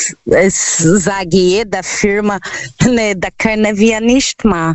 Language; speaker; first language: German; non-native, fluent; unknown